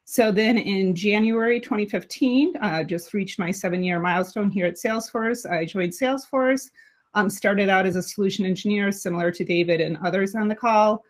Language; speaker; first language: English; native; English